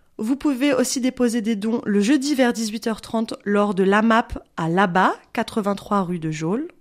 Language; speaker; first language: French; native; French